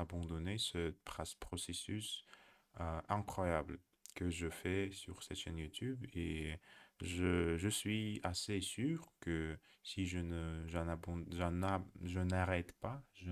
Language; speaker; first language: French; non-native, learner; Russian